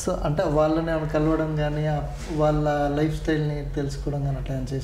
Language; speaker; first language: Telugu; native; Telugu